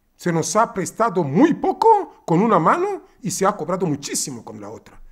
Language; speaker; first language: Spanish; non-native, fluent; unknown